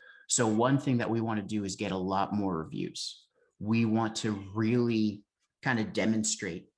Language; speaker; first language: English; native; English